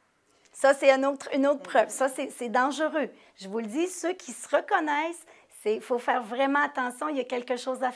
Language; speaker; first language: French; native; French